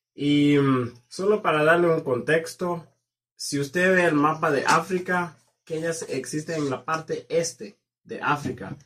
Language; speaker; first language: Spanish; non-native, fluent; Swahili